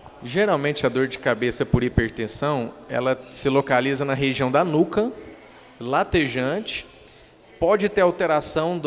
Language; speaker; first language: Portuguese; native; Portuguese